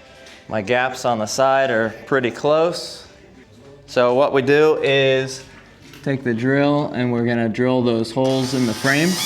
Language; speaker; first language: English; native; English